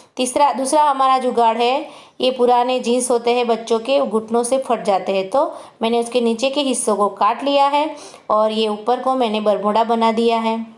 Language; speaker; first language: Hindi; non-native, local second language; Gujarati